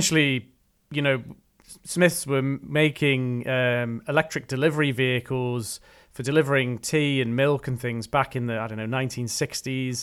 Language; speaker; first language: English; native; English